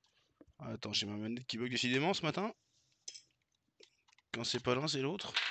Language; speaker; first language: French; native; French